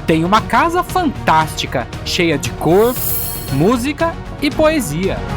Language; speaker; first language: Portuguese; native; Portuguese